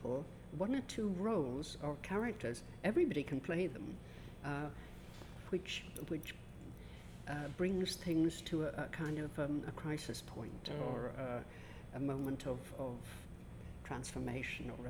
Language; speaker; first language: English; native; English